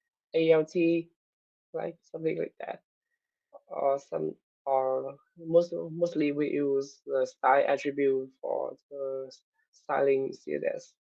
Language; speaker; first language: English; non-native, learner; Vietnamese